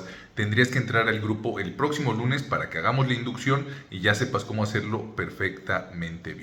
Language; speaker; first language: Spanish; native; Spanish